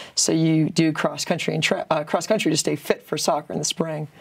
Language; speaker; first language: English; native; English